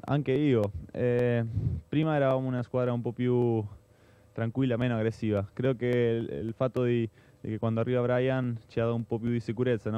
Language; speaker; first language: Italian; non-native, fluent; Spanish